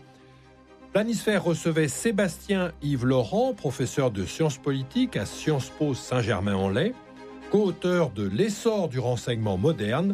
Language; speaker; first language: French; native; French